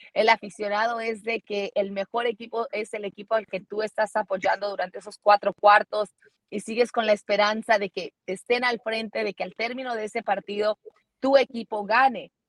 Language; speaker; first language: Spanish; early bilingual, heritage; Spanish